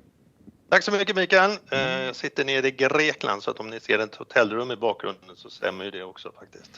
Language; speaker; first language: Swedish; native; Swedish